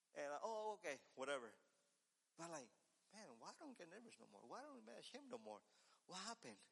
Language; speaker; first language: English; non-native, learner; Spanish